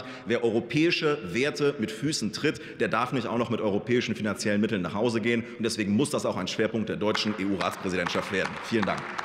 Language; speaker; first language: German; native; German